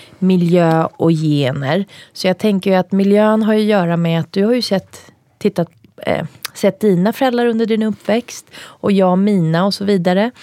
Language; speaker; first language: Swedish; early bilingual, other home language; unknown